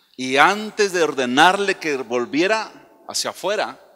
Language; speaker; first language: Spanish; native; Spanish